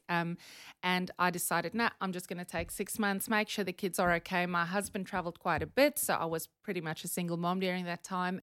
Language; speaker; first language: English; non-native, local second language; Afrikaans